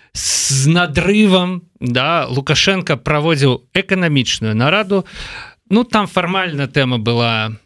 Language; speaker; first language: Belarusian; native; Belarusian